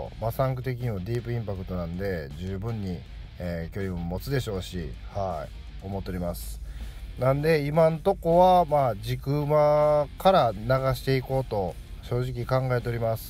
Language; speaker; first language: Japanese; native; Japanese